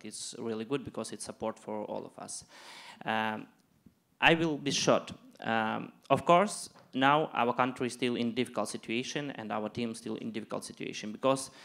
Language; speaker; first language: English; non-native, learner; Ukrainian